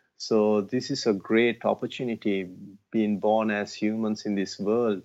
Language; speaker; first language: English; non-native, local second language; Tamil